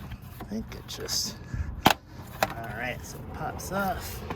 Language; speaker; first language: English; native; English